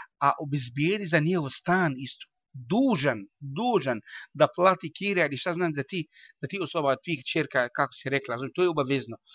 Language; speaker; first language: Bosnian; non-native, learner; Arabic